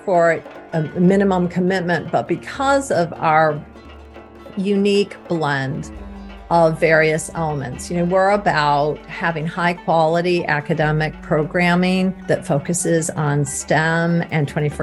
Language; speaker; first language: English; native; English